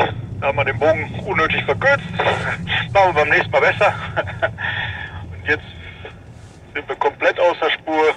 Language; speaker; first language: German; native; German